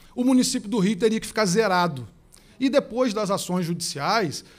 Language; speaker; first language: Portuguese; native; Portuguese